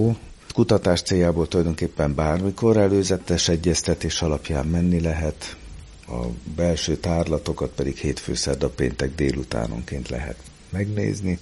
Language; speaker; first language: Hungarian; native; Hungarian